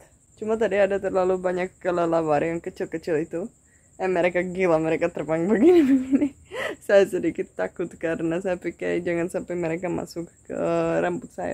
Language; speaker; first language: Indonesian; non-native, fluent; Czech